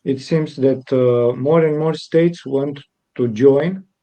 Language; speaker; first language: English; non-native, fluent; Romanian